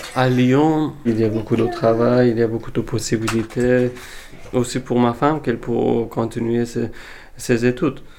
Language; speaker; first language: French; non-native, fluent; Persian